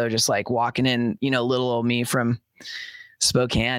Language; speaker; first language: English; native; English